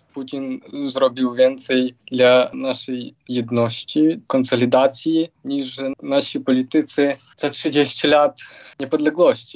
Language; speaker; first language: Polish; non-native, fluent; Ukrainian